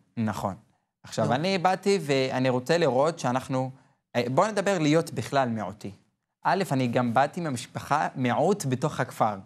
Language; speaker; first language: Hebrew; non-native, local second language; Arabic